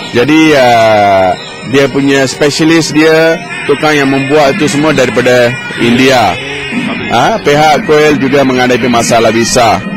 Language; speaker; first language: Malay; non-native, local second language; Tamil